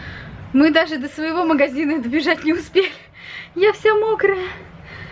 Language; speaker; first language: Russian; native; Russian